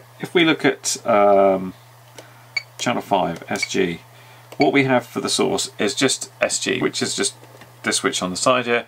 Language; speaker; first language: English; native; English